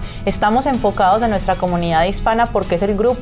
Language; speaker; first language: Spanish; native; Spanish